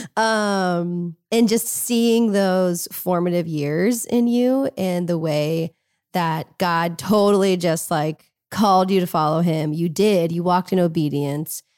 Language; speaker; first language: English; native; English